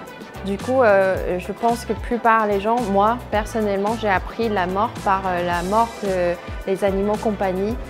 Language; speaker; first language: French; non-native, fluent; Chinese